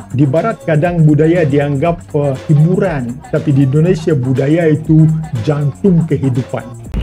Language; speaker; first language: Indonesian; non-native, fluent; Russian